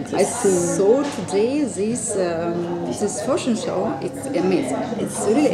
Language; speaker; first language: English; non-native, learner; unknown